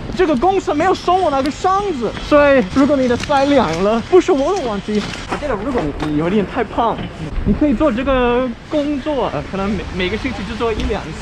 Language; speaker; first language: Chinese; non-native, fluent; English